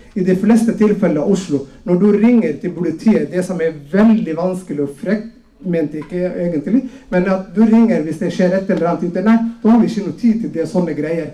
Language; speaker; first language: Norwegian; non-native, fluent; Somali